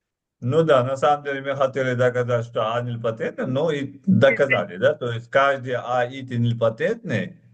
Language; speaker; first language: Russian; non-native, local second language; Uzbek